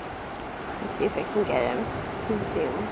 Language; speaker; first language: English; native; English